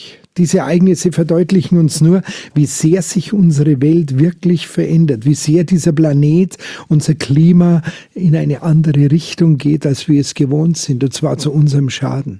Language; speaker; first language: German; native; German